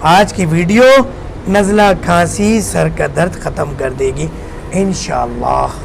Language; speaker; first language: Urdu; non-native, local second language; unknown